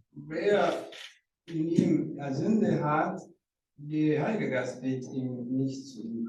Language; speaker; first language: German; non-native, learner; Rundi